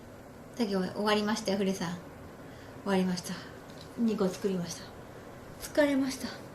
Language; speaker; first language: Japanese; native; Japanese